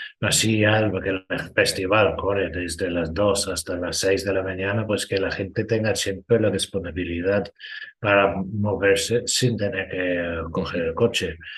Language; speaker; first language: Spanish; non-native, fluent; English